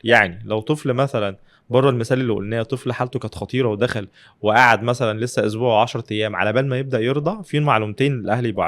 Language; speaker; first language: Arabic; native; Arabic